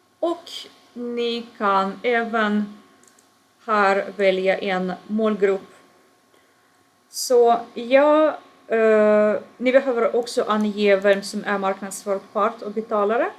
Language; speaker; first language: Swedish; non-native, fluent; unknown